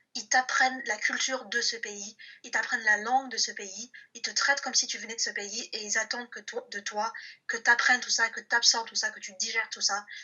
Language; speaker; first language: French; early bilingual, other home language; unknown